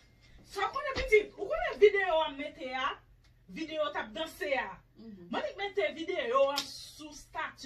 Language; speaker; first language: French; non-native, learner; Haitian Creole